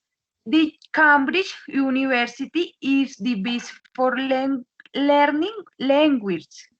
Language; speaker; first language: English; non-native, learner; Spanish